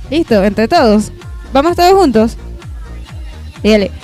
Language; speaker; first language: Spanish; native; Spanish